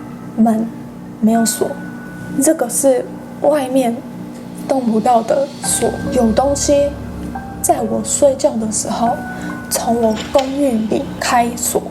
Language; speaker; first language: Chinese; non-native, fluent; English